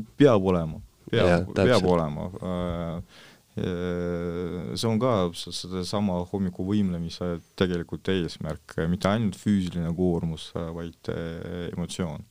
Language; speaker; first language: Estonian; non-native, local second language; Russian